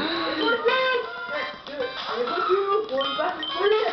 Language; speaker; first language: French; native; French